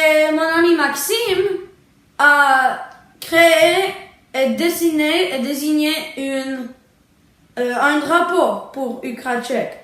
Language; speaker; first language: French; early bilingual, other home language; Czech